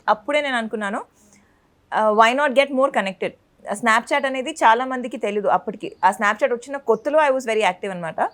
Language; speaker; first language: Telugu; non-native, local second language; Urdu